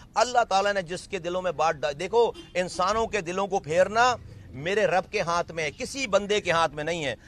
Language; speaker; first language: Urdu; native; Urdu